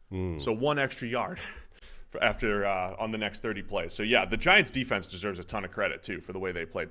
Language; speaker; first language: English; native; English